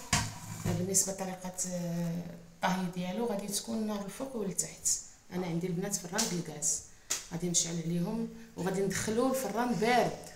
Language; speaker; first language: Arabic; native; Arabic